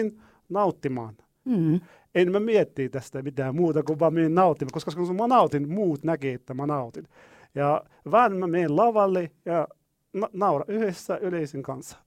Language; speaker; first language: Finnish; non-native, learner; Arabic